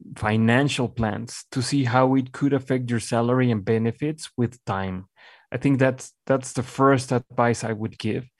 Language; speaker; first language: English; non-native, fluent; Spanish